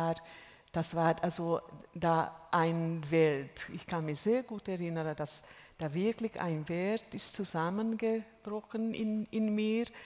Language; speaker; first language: German; non-native, fluent; Hungarian